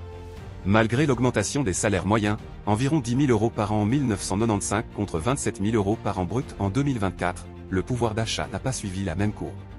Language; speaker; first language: French; native; French